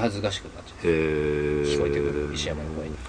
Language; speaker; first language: Japanese; native; Japanese